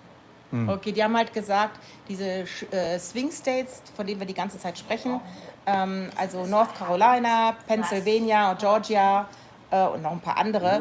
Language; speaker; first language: German; native; German